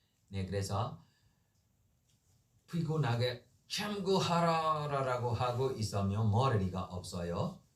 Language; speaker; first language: Korean; non-native, learner; Burmese